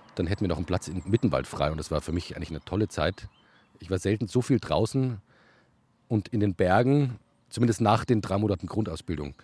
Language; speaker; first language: German; native; German